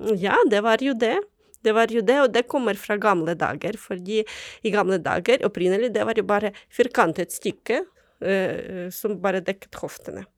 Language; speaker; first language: Norwegian; non-native, fluent; Ukrainian